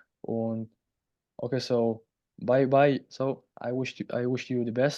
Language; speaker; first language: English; non-native, fluent; Spanish